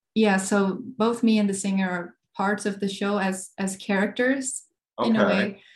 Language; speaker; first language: English; non-native, fluent; Swedish